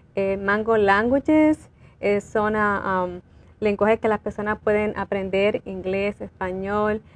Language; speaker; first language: Spanish; native; Spanish